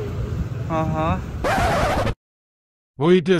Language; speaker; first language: English; non-native, learner; Chinese